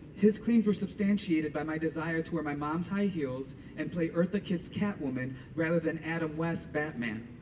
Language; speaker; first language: English; native; English